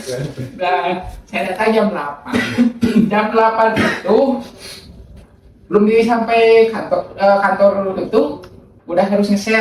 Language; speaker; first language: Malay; non-native, local second language; Sundanese